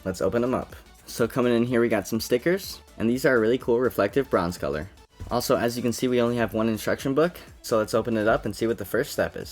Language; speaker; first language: English; native; English